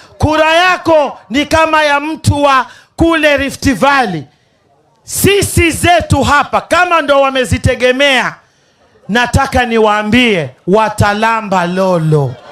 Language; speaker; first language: Swahili; non-native, local second language; Giryama